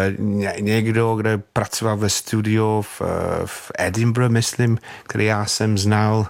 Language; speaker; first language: Czech; non-native, learner; English